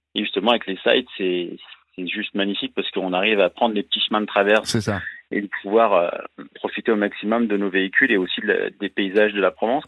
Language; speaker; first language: French; native; French